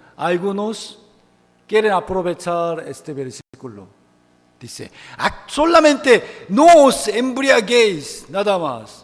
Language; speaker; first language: Spanish; non-native, fluent; Korean